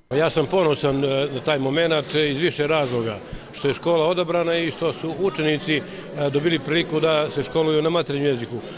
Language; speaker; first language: Bosnian; native; Bosnian